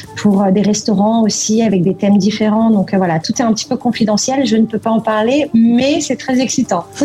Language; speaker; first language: French; non-native, fluent; Portuguese